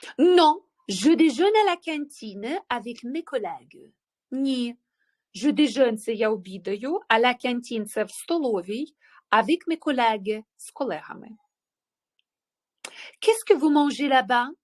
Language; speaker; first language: French; non-native, fluent; Ukrainian